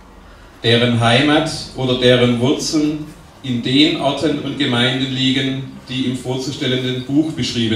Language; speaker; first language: German; native; German